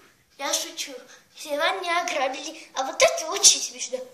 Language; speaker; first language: Russian; non-native, learner; Armenian